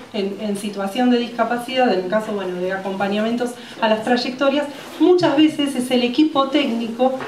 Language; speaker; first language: Spanish; native; Spanish